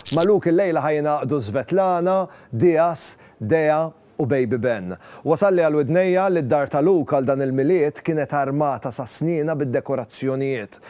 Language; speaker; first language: Maltese; native; Maltese